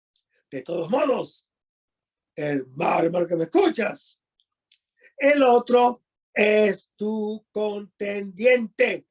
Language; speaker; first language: Spanish; native; Spanish